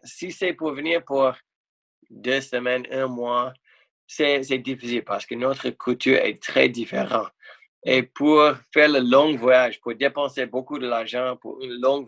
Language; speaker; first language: French; non-native, fluent; English